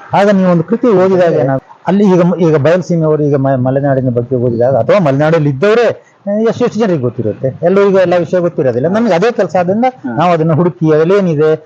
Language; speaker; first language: Kannada; native; Kannada